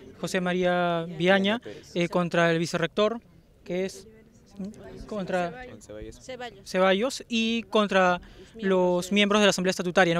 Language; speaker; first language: Spanish; native; Spanish